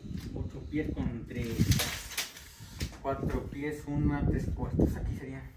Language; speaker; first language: Spanish; native; Spanish